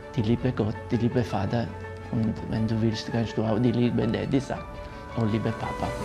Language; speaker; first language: German; non-native, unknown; Italian